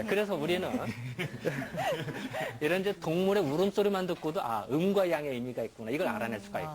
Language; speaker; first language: Korean; native; Korean